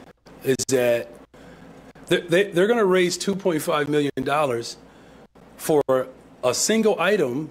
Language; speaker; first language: English; native; English